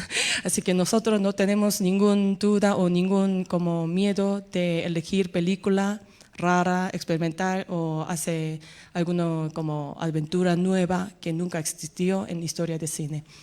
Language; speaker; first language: Spanish; non-native, learner; Korean